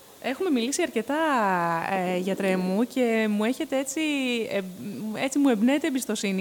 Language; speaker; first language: Greek; native; Greek